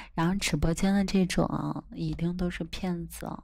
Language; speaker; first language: Chinese; native; Chinese